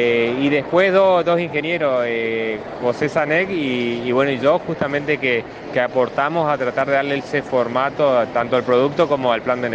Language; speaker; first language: Spanish; native; Spanish